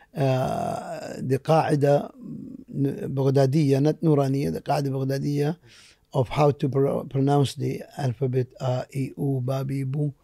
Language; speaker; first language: English; non-native, fluent; Arabic